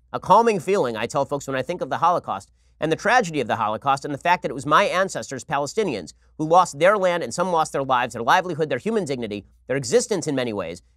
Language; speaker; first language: English; native; English